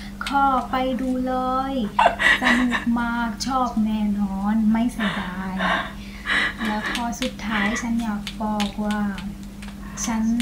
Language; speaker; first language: Thai; non-native, learner; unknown